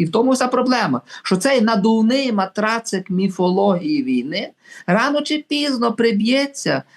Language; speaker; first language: Ukrainian; native; Ukrainian